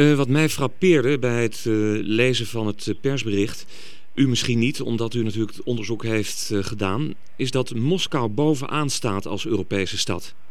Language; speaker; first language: Dutch; native; Dutch